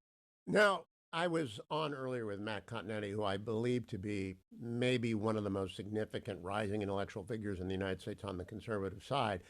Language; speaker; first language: English; native; English